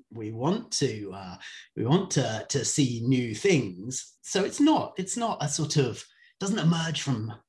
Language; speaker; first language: English; native; English